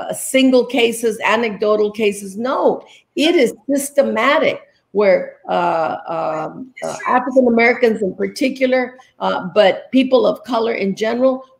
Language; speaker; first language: English; early bilingual, other home language; Spanish